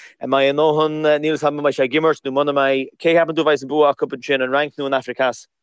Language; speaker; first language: Irish; native; Irish